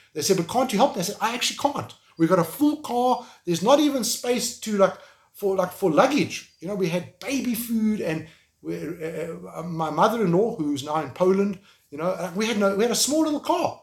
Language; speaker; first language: English; native; English